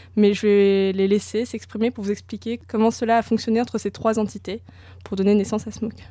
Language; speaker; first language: French; native; French